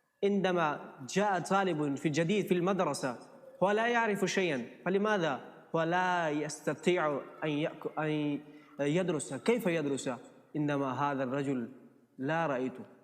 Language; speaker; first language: Arabic; non-native, learner; Urdu